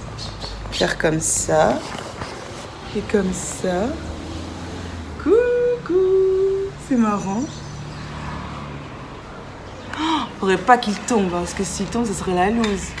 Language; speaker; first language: French; native; French